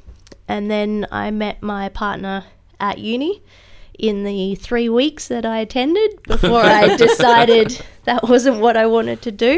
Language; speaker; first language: English; native; English